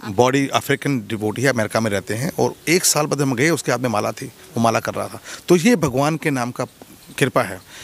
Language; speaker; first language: Hindi; native; Hindi